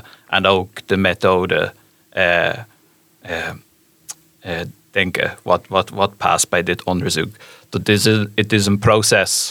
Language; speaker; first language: Dutch; non-native, fluent; English